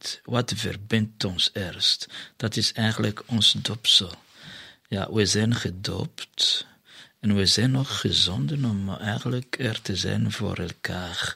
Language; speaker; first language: Dutch; non-native, fluent; Kinyarwanda